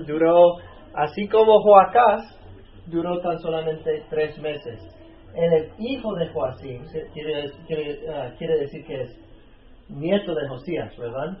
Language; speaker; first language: Spanish; native; Spanish